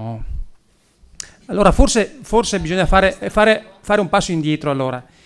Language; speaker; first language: Italian; native; Italian